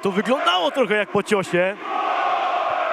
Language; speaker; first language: Polish; native; Polish